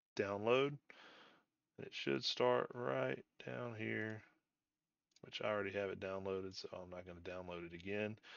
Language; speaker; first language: English; native; English